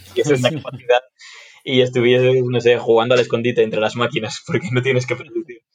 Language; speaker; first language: Spanish; native; Spanish